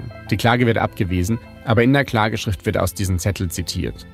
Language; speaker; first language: German; native; German